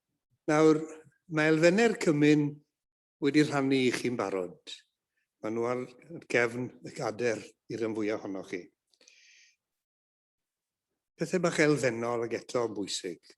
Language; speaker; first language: Welsh; native; Welsh